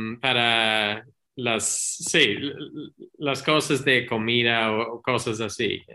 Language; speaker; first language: Spanish; non-native, learner; English